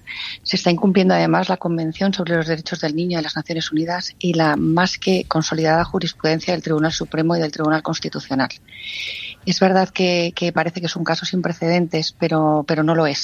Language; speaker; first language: Spanish; native; Spanish